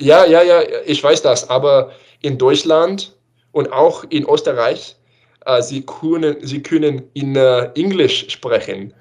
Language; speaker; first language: German; non-native, learner; English